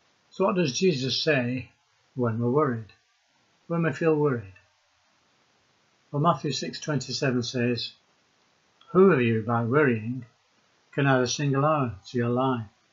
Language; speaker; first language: English; native; English